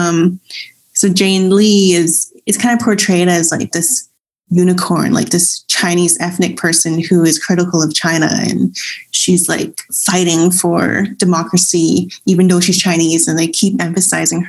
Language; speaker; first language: English; non-native, local second language; Cantonese